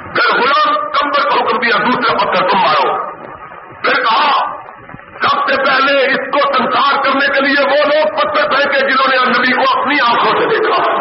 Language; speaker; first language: Urdu; non-native, local second language; Punjabi